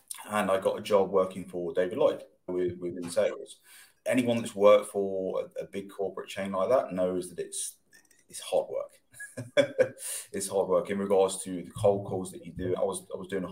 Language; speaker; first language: English; native; English